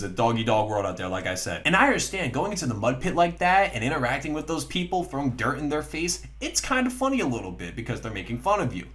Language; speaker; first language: English; native; English